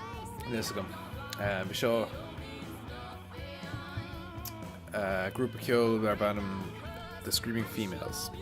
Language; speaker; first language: Irish; non-native, local second language; English